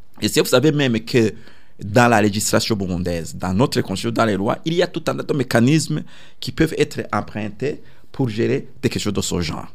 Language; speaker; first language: French; non-native, local second language; Rundi